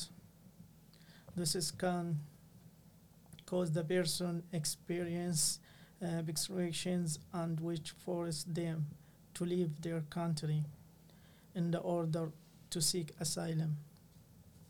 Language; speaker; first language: English; non-native, learner; Arabic